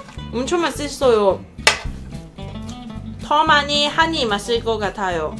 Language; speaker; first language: Korean; non-native, learner; Cantonese